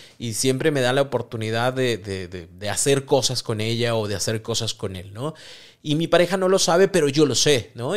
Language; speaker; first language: Spanish; native; Spanish